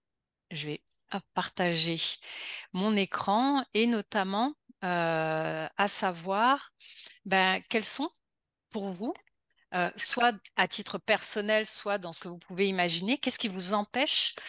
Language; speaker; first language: French; native; French